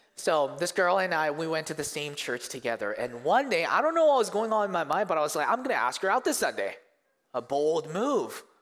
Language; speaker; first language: English; early bilingual, other home language; Korean